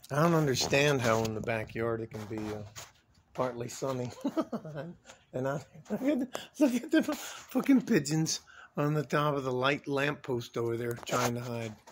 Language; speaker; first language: English; native; English